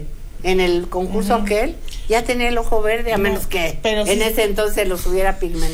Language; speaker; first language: Spanish; native; Spanish